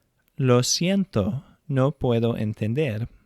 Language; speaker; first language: Spanish; non-native, fluent; English